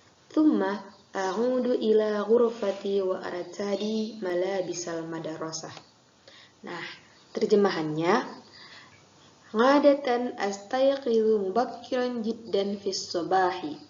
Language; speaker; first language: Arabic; non-native, fluent; Indonesian